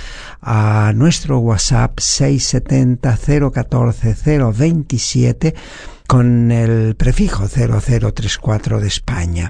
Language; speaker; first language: Spanish; native; Spanish